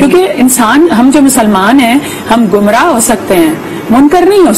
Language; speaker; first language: Urdu; native; Urdu